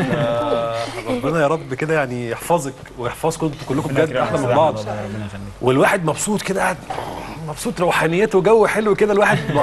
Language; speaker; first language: Arabic; native; Arabic